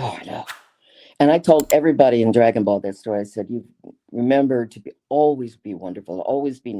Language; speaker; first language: English; native; English